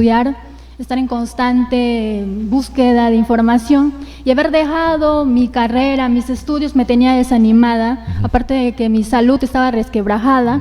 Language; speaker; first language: Spanish; native; Spanish